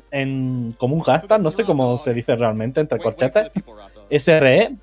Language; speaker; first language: Spanish; native; Spanish